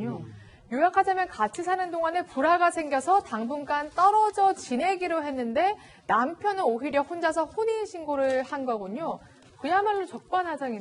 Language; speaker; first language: Korean; native; Korean